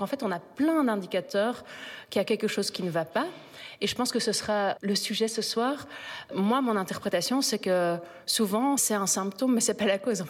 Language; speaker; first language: French; native; French